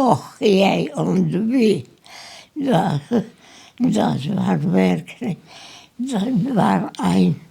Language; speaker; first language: German; non-native, learner; Polish